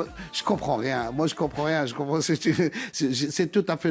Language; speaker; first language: French; non-native, local second language; Arabic